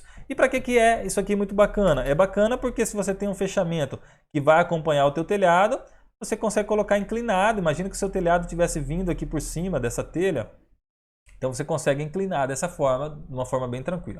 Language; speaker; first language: Portuguese; native; Portuguese